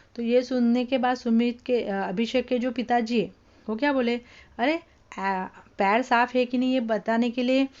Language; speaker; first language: Hindi; non-native, local second language; Marathi